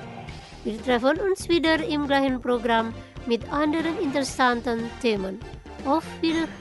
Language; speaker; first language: German; non-native, learner; Indonesian